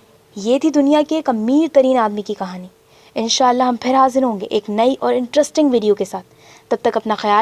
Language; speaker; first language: Urdu; native; Urdu